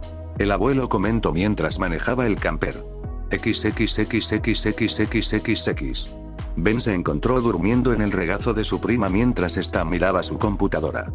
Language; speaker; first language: Spanish; native; Spanish